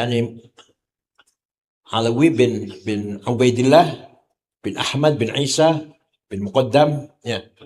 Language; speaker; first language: Arabic; non-native, learner; Indonesian